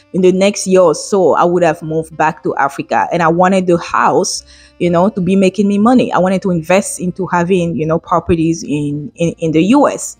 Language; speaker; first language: English; non-native, local second language; French